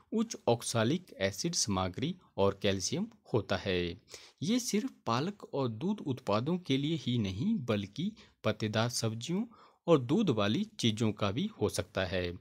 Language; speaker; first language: Hindi; native; Hindi